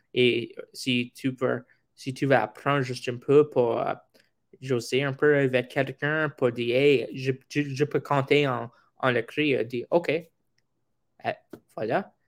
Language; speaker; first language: French; non-native, local second language; English